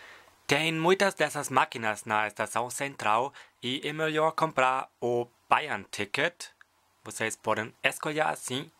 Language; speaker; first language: Portuguese; non-native, fluent; German